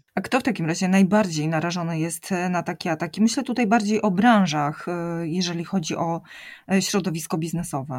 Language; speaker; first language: Polish; native; Polish